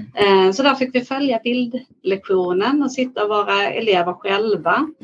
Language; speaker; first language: Swedish; native; Swedish